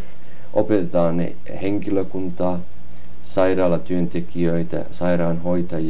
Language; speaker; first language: Finnish; native; Finnish